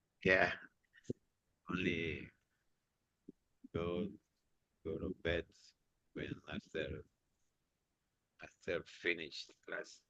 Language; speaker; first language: English; non-native, learner; Spanish